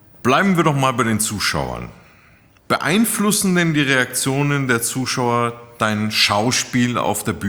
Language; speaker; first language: German; native; German